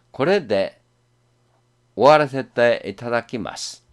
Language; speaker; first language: Japanese; non-native, fluent; Korean